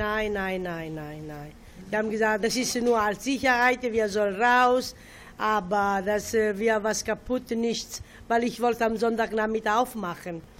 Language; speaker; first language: German; non-native, learner; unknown